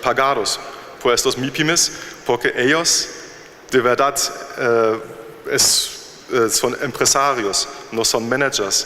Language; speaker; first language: Spanish; non-native, learner; German